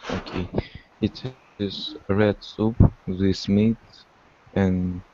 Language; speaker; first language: English; non-native, learner; Russian